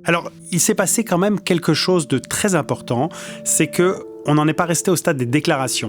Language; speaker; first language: French; native; French